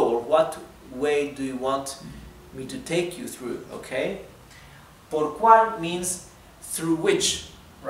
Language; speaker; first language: English; non-native, fluent; Spanish